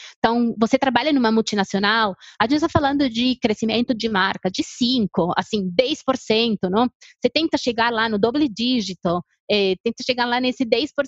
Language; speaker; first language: Portuguese; non-native, fluent; Spanish